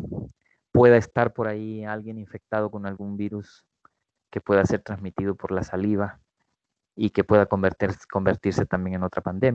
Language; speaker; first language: Spanish; native; Spanish